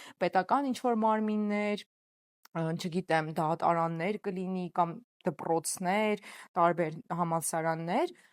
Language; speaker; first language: Armenian; native; Armenian